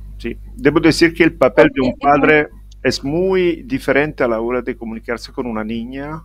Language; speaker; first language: Spanish; non-native, fluent; Italian